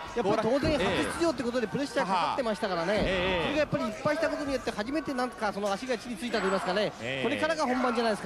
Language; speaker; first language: Japanese; native; Japanese